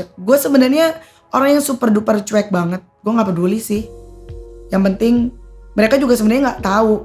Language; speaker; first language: Indonesian; native; Indonesian